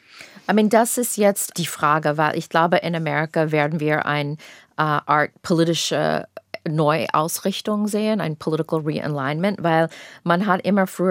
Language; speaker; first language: German; non-native, fluent; English